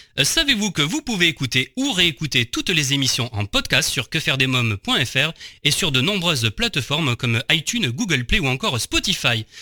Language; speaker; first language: French; native; French